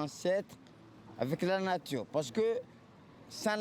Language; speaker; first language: French; non-native, local second language; Comorian